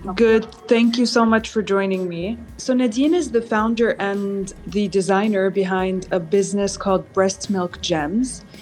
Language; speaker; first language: English; non-native, local second language; Arabic